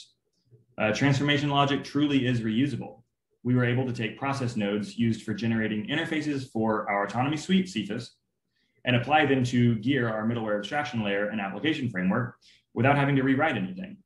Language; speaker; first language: English; native; English